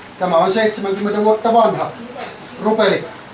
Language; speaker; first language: Finnish; native; Finnish